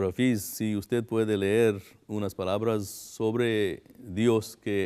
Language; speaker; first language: Spanish; non-native, fluent; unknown